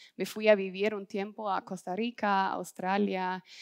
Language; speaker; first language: Spanish; non-native, fluent; German